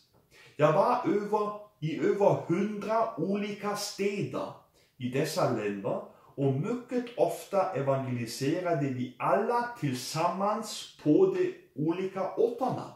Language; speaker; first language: Swedish; non-native, fluent; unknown